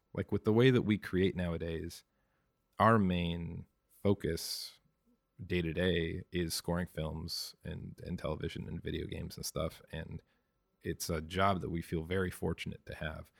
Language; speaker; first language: English; native; English